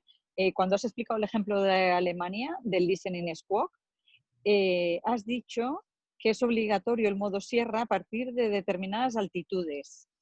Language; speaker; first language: Spanish; native; Spanish